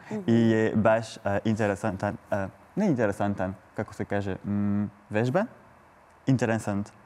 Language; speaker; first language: Croatian; non-native, learner; French